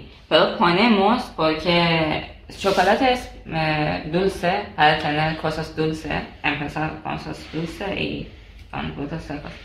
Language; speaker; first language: Spanish; non-native, learner; Persian